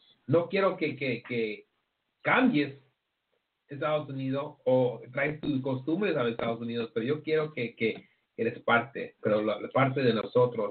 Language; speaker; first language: Spanish; early bilingual, heritage; Spanish